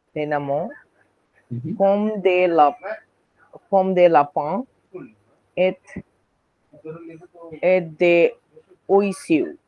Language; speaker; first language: French; non-native, learner; Bangla